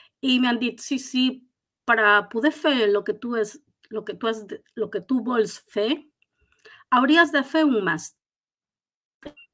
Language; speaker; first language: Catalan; non-native, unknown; Spanish